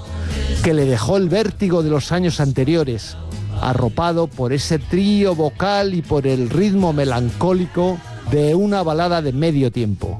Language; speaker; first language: Spanish; native; Spanish